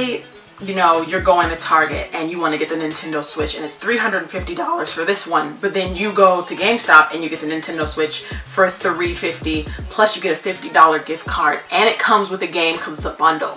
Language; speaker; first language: English; native; English